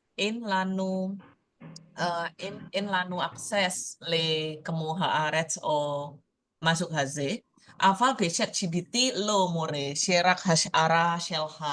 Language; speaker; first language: Hebrew; non-native, learner; Indonesian